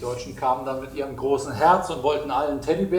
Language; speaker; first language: German; native; German